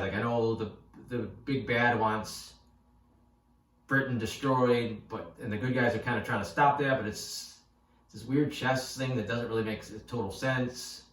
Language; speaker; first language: English; native; English